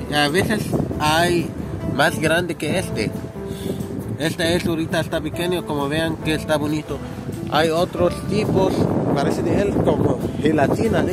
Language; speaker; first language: Spanish; non-native, fluent; Arabic